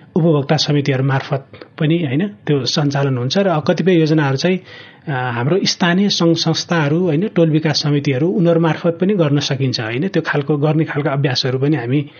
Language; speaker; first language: Nepali; native; Nepali